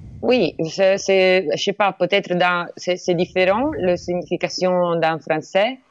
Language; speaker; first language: French; non-native, learner; Italian